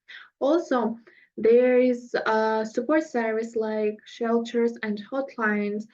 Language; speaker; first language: English; non-native, fluent; Russian